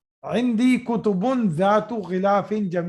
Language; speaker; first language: Arabic; non-native, fluent; Urdu